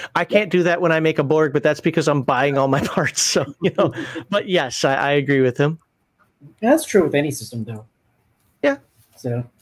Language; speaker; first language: English; native; English